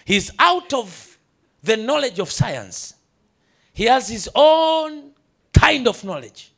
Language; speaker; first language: English; non-native, local second language; Swahili